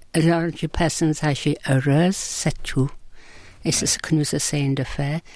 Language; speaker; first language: French; non-native, fluent; English